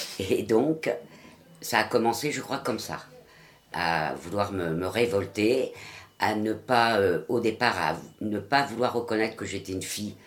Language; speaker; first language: French; native; French